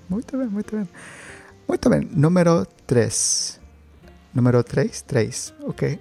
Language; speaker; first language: Portuguese; non-native, learner; Spanish